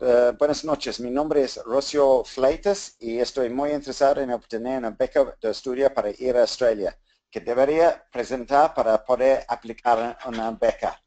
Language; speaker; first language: Spanish; non-native, fluent; English